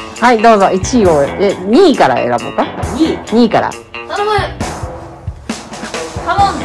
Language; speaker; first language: Japanese; native; Japanese